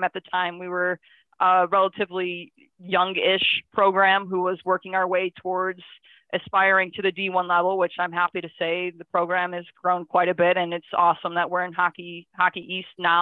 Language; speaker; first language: English; native; English